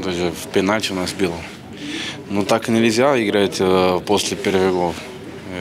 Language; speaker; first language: Russian; non-native, learner; Portuguese